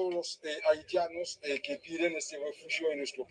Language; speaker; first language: Spanish; non-native, fluent; Haitian Creole